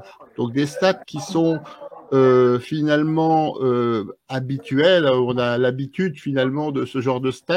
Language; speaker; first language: French; native; French